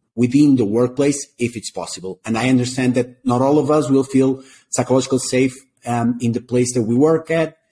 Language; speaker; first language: English; non-native, fluent; Portuguese